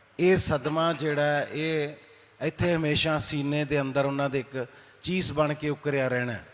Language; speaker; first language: Punjabi; native; Punjabi